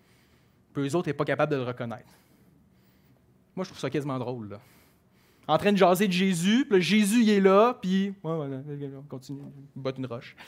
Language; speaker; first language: French; native; French